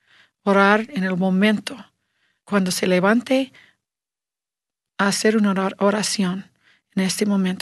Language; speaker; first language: Spanish; non-native, learner; English